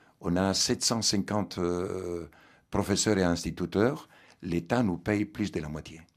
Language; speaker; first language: French; non-native, fluent; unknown